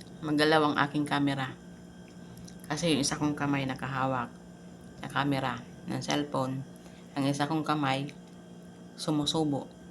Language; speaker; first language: Filipino; non-native, local second language; Bikol